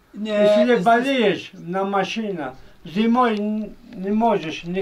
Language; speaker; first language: Russian; non-native, local second language; Uzbek